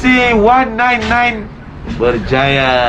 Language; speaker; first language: Malay; native; Malay